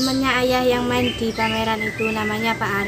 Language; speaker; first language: Indonesian; native; Indonesian